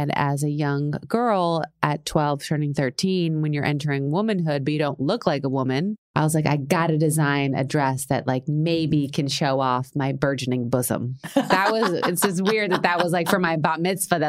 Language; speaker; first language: English; native; English